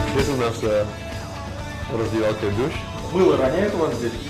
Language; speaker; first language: Russian; non-native, learner; Slovak